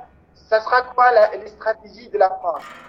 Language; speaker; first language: French; non-native, local second language; Persian